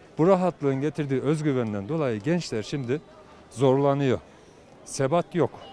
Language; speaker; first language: Turkish; native; Turkish